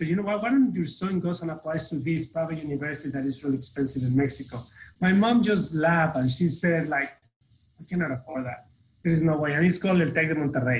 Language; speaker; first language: English; non-native, fluent; Spanish